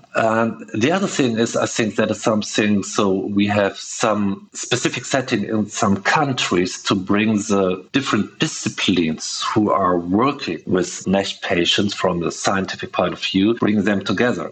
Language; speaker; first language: English; non-native, fluent; German